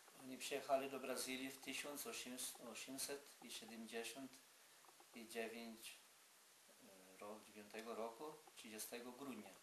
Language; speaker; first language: Polish; early bilingual, heritage; Polish